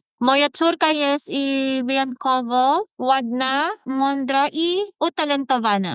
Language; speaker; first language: Polish; non-native, learner; Filipino